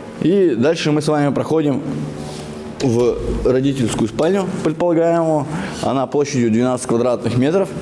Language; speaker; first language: Russian; native; Russian